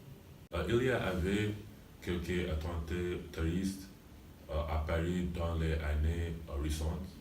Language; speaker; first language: French; non-native, learner; English